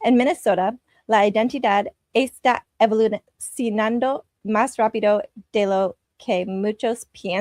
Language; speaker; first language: Spanish; non-native, learner; English